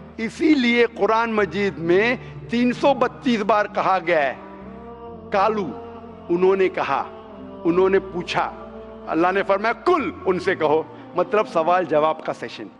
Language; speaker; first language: Hindi; non-native, local second language; Konkani